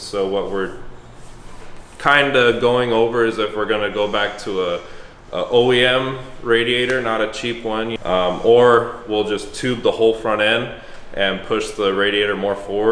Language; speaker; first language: English; native; English